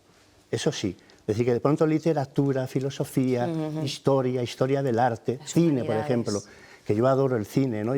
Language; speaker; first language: Spanish; native; Spanish